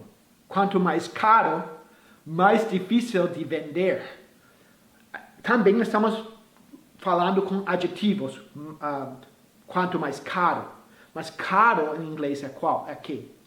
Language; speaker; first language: Portuguese; non-native, fluent; English